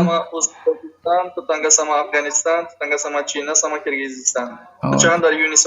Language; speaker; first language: Indonesian; non-native, fluent; Tajik